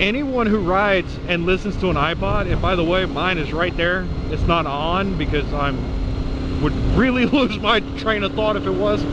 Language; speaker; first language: English; native; English